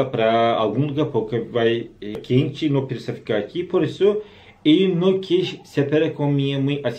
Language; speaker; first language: Portuguese; non-native, learner; Turkish